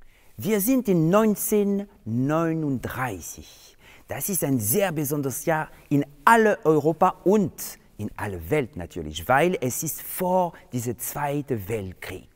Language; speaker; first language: German; non-native, fluent; French